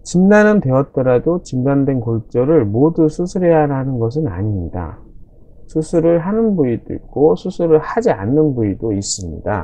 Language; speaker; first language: Korean; native; Korean